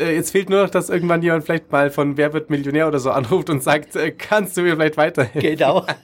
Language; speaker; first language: German; native; German